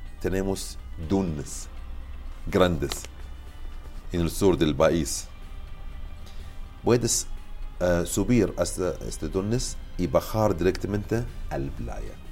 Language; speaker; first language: Spanish; non-native, learner; Arabic